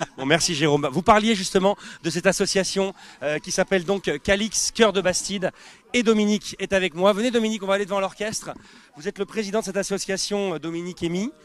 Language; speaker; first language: French; native; French